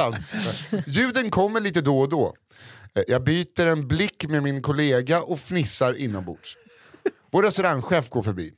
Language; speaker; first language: Swedish; native; Swedish